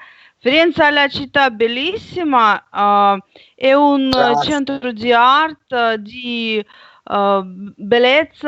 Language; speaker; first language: Italian; non-native, learner; Russian